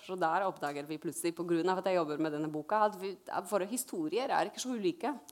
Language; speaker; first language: Norwegian; non-native, fluent; Polish